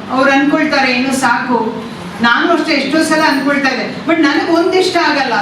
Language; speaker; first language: Kannada; non-native, local second language; Tamil